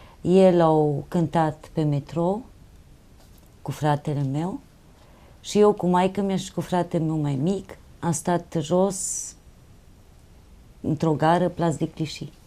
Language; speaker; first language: Romanian; non-native, local second language; Romany